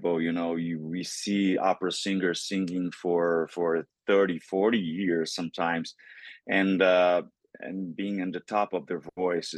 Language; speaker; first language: English; non-native, fluent; Portuguese